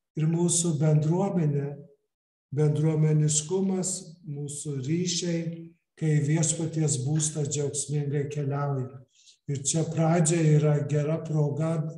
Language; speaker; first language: Lithuanian; early bilingual, heritage; English